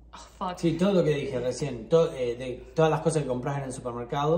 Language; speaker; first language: Spanish; native; Spanish